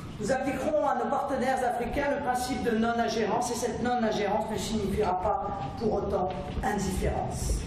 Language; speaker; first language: French; native; French